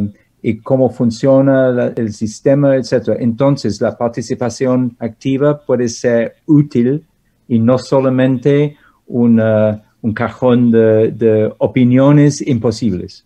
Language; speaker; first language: Spanish; non-native, fluent; English